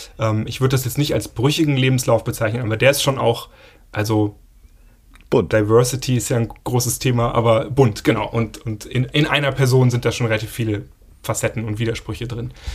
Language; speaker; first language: German; native; German